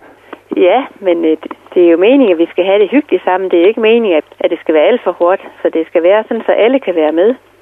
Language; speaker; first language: Danish; native; Danish